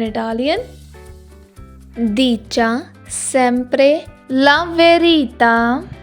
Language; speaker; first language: Italian; non-native, learner; Hindi